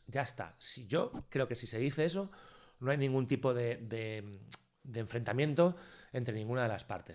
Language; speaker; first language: Spanish; native; Spanish